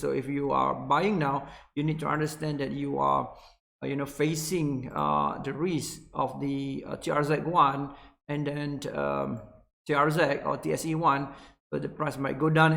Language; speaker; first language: English; non-native, local second language; Malay